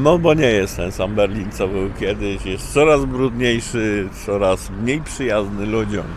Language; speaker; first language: Polish; native; Polish